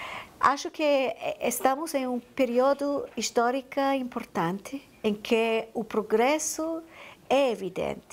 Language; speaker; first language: Portuguese; non-native, fluent; Spanish